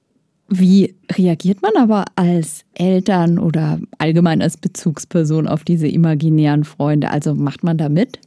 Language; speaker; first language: German; native; German